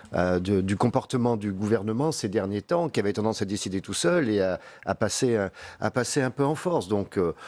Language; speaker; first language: French; native; French